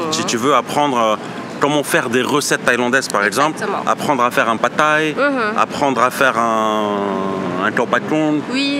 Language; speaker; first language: French; native; French